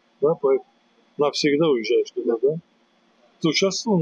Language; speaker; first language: Russian; non-native, learner; Azerbaijani